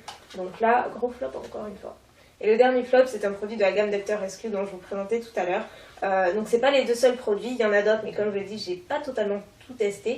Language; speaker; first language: French; native; French